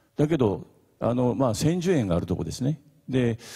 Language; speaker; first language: Japanese; native; Japanese